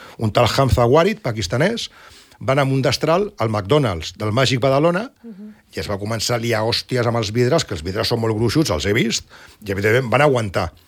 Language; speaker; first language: Catalan; non-native, local second language; Spanish